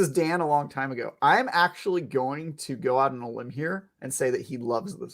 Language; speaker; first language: English; native; English